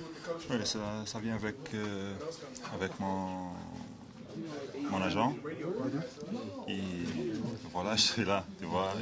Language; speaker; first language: French; non-native, local second language; Arabic